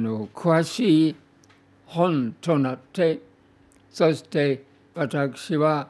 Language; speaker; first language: Japanese; non-native, fluent; English